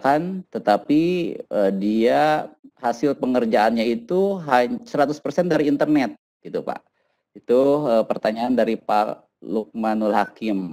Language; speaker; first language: Indonesian; native; Indonesian